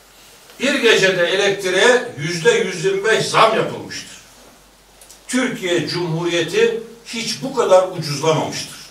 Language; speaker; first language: Turkish; native; Turkish